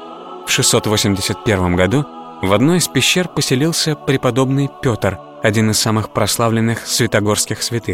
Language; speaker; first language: Russian; native; Russian